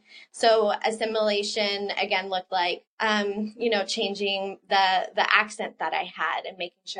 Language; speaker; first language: English; early bilingual, other home language; Spanish